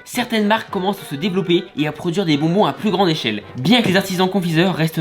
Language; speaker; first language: French; native; French